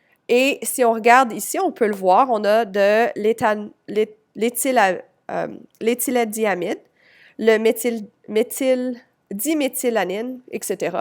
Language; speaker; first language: French; native; French